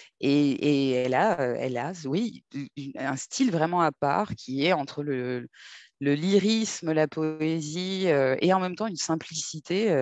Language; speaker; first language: French; native; French